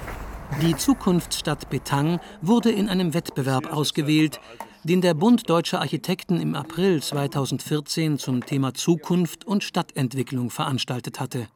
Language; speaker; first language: German; native; German